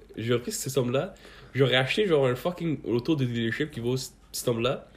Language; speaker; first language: French; early bilingual, other home language; Persian